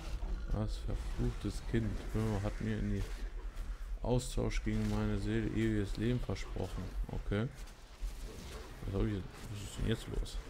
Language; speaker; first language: German; native; German